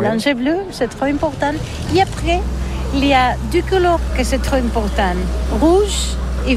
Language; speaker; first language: French; non-native, learner; Catalan